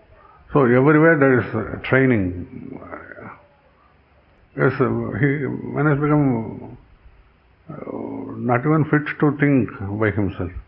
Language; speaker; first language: English; non-native, local second language; Kannada